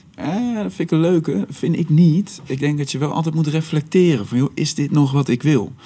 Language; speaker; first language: Dutch; native; Dutch